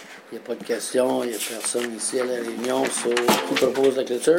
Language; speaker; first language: French; native; French